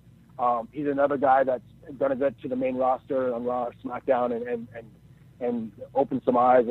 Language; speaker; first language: English; native; English